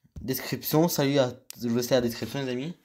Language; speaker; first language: French; native; French